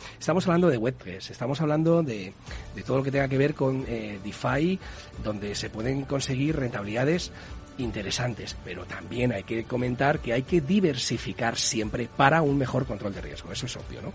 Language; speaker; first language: Spanish; native; Spanish